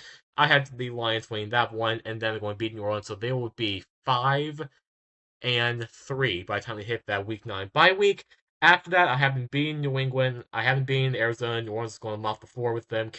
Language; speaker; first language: English; native; English